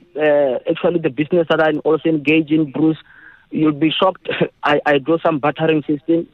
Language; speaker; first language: English; non-native, local second language; Northern Sotho